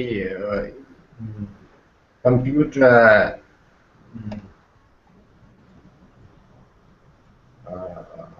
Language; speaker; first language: English; non-native, learner; Russian